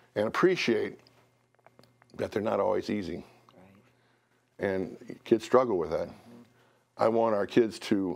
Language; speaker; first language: English; native; English